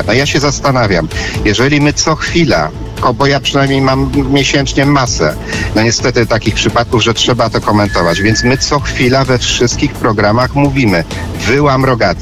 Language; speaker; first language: Polish; native; Polish